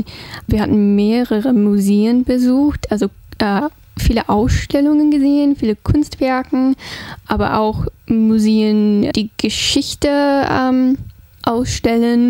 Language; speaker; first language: German; non-native, fluent; English